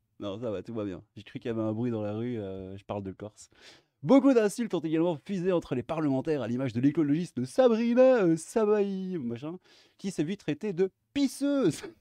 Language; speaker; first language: French; native; French